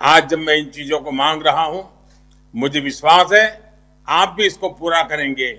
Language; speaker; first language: Hindi; non-native, local second language; Gujarati